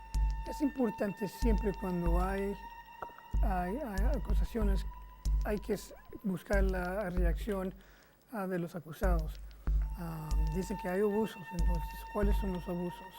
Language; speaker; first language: Spanish; non-native, fluent; English